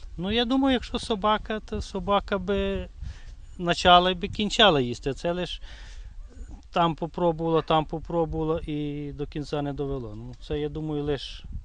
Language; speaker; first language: Ukrainian; native; Ukrainian